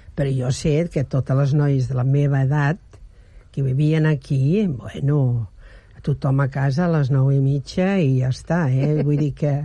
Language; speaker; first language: Catalan; non-native, fluent; Swedish